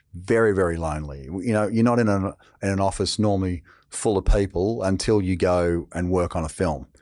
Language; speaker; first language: English; native; English